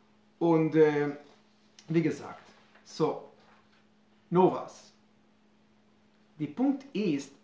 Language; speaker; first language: German; non-native, fluent; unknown